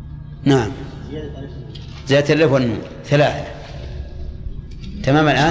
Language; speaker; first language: Arabic; native; Arabic